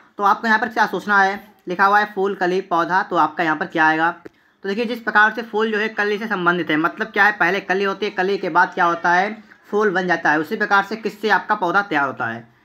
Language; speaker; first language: Hindi; native; Hindi